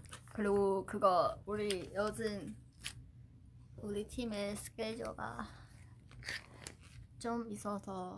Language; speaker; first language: Korean; non-native, fluent; Chinese